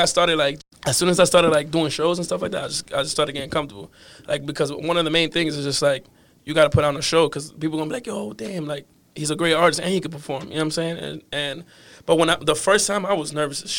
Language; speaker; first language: English; native; English